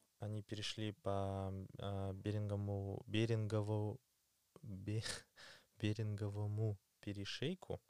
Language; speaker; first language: Russian; native; Russian